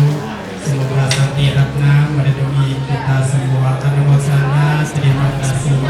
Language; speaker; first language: Indonesian; non-native, learner; Thai